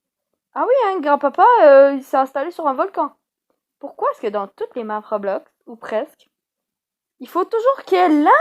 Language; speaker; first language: French; native; French